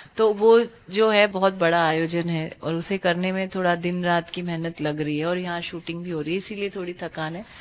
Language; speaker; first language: Hindi; non-native, local second language; Bangla